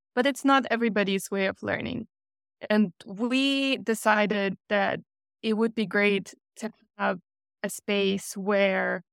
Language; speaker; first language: English; non-native, fluent; Russian